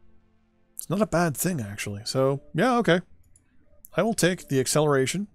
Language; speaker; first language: English; native; English